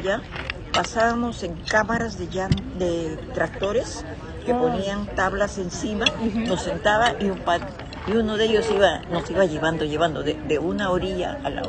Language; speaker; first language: Spanish; native; Spanish